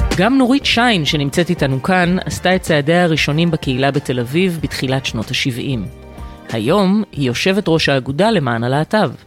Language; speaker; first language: Hebrew; native; Hebrew